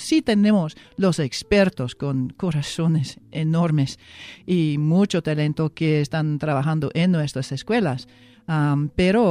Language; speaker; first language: Spanish; non-native, fluent; English